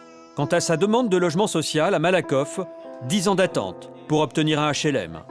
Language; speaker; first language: French; native; French